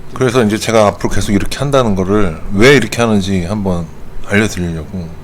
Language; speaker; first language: Korean; native; Korean